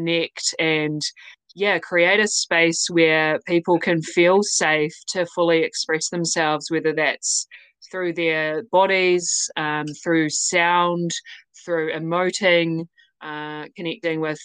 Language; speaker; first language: English; native; English